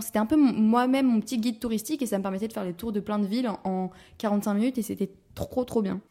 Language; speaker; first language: French; native; French